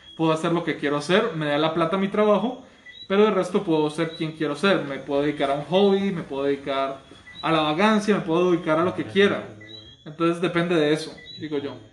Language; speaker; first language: Spanish; native; Spanish